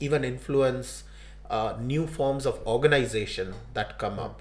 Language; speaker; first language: English; non-native, local second language; Gujarati